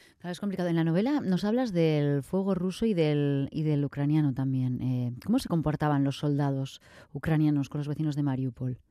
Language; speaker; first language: Spanish; native; Spanish